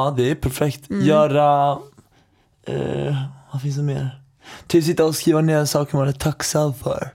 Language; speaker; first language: Swedish; native; Swedish